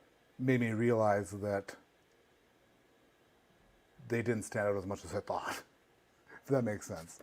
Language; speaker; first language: English; native; English